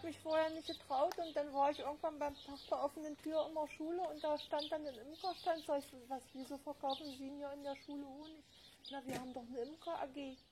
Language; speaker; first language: German; native; German